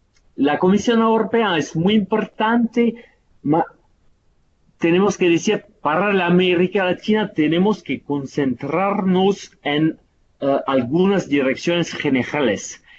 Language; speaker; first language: Spanish; non-native, fluent; Italian